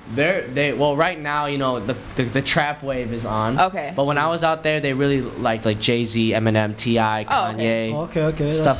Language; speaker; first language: English; native; English